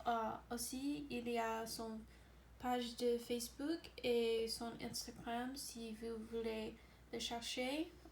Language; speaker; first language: French; non-native, learner; English